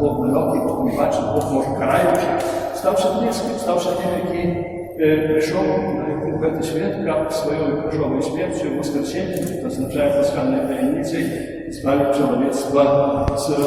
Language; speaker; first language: Polish; non-native, fluent; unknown